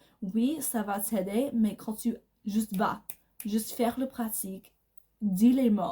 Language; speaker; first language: French; non-native, learner; English